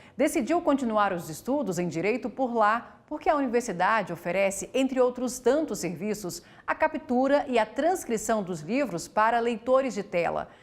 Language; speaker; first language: Portuguese; native; Portuguese